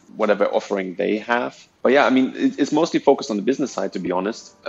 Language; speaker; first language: English; non-native, fluent; German